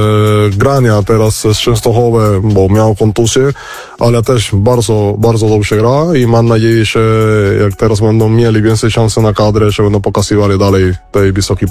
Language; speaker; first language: Polish; non-native, fluent; Spanish